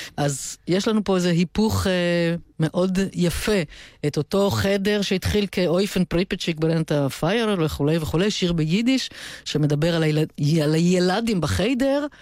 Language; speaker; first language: Hebrew; native; Hebrew